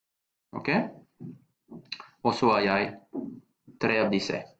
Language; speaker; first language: Norwegian; non-native, fluent; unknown